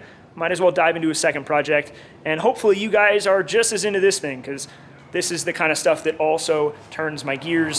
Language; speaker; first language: English; native; English